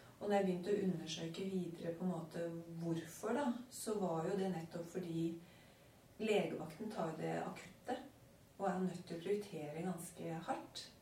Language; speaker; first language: Norwegian; native; Norwegian